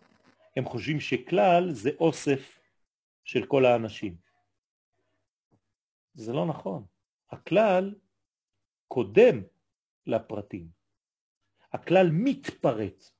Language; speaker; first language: Hebrew; non-native, fluent; French